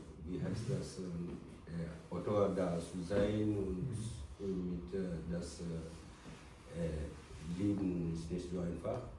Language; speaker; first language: German; non-native, learner; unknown